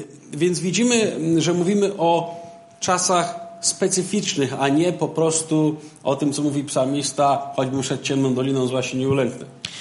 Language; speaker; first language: Polish; native; Polish